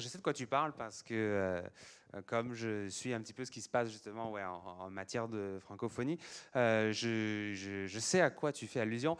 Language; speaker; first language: French; native; French